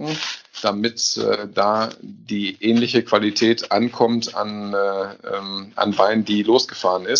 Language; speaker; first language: German; native; German